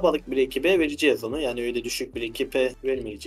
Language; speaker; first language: Turkish; native; Turkish